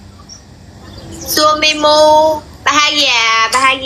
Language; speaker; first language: Indonesian; non-native, learner; Vietnamese